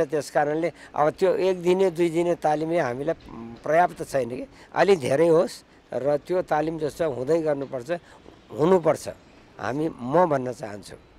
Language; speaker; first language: Nepali; non-native, local second language; Gurung